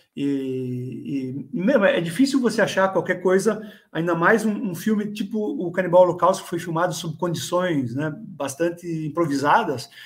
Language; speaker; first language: Portuguese; native; Portuguese